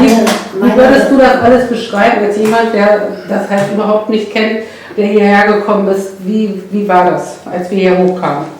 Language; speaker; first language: German; native; German